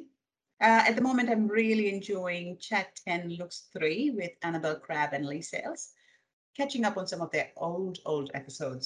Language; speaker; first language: English; non-native, local second language; Hindi